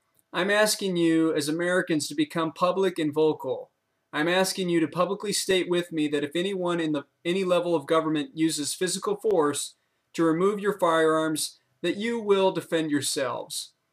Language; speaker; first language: English; native; English